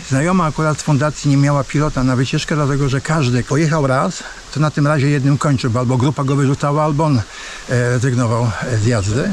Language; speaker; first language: Polish; native; Polish